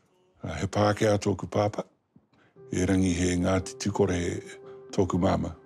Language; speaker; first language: Māori; non-native, local second language; English